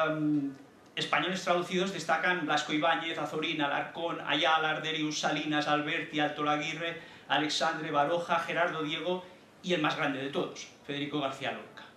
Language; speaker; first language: Spanish; native; Spanish